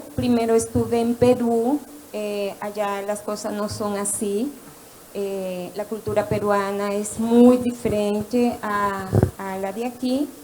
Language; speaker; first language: Portuguese; non-native, learner; Spanish